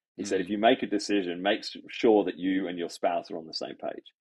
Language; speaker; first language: English; native; English